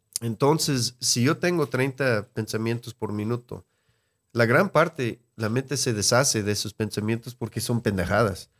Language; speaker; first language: Spanish; non-native, fluent; English